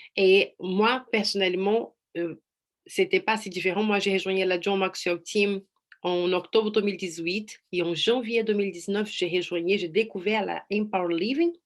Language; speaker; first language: French; non-native, fluent; Portuguese